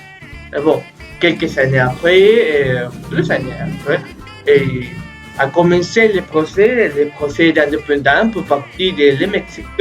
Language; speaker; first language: French; non-native, learner; Spanish